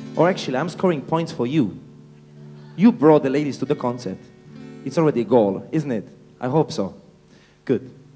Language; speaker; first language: English; non-native, fluent; Italian